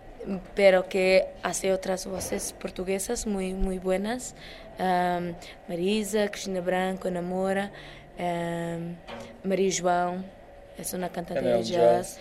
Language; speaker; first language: Spanish; non-native, learner; Portuguese